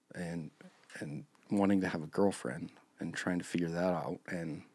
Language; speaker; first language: English; native; English